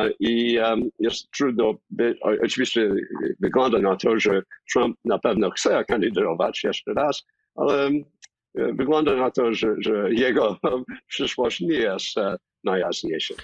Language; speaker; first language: Polish; non-native, fluent; English